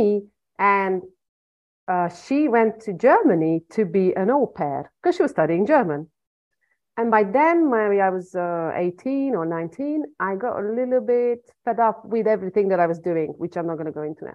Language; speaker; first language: English; non-native, fluent; Hungarian